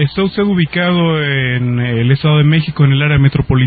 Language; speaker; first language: Spanish; native; Spanish